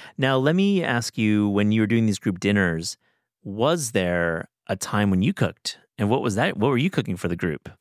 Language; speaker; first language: English; native; English